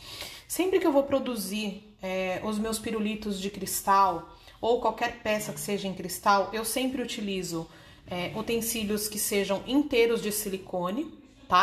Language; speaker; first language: Portuguese; native; Portuguese